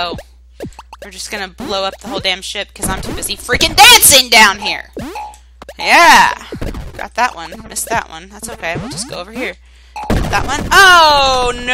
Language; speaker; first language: English; native; English